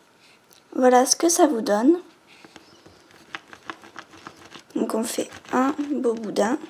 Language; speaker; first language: French; native; French